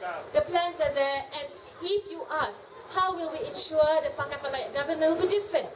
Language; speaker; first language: English; non-native, local second language; Malay